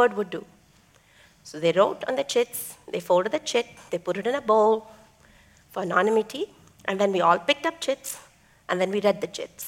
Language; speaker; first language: English; non-native, local second language; Tamil